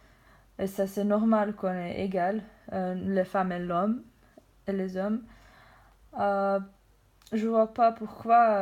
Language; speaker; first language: French; non-native, learner; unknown